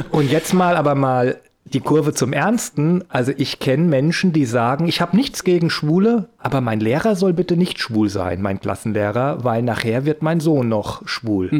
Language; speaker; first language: German; native; German